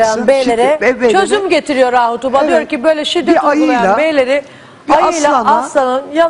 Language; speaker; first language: Turkish; native; Turkish